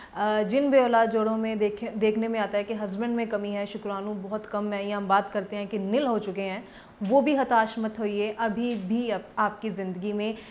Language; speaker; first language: Hindi; non-native, local second language; Punjabi